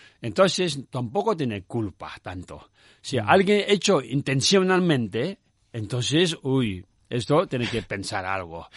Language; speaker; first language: Spanish; non-native, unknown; Tibetan